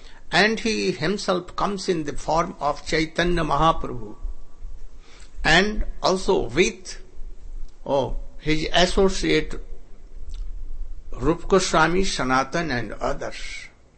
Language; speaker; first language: English; non-native, local second language; Hindi